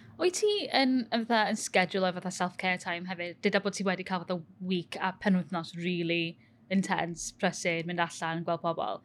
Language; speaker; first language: Welsh; native; Welsh